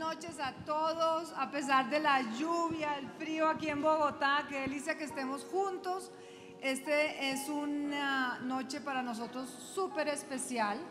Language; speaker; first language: Spanish; native; Spanish